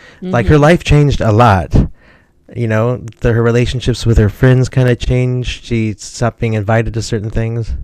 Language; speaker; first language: English; native; English